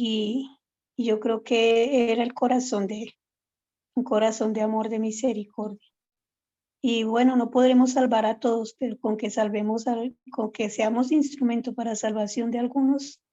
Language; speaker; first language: Spanish; native; Spanish